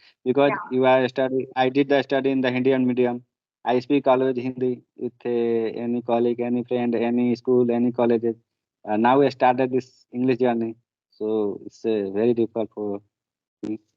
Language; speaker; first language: English; non-native, learner; Hindi